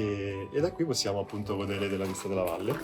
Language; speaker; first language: Italian; native; Italian